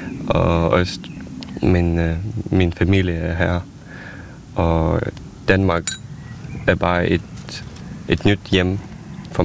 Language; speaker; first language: Danish; non-native, fluent; Ukrainian